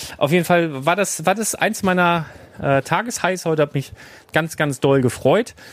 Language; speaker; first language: German; native; German